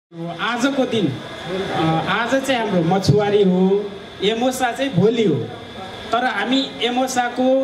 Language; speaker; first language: Nepali; non-native, local second language; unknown